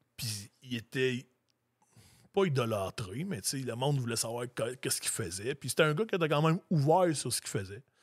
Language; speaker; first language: French; native; French